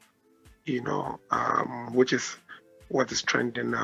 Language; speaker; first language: English; non-native, local second language; Akan